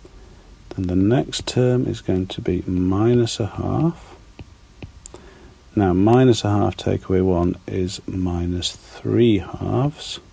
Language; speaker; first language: English; native; English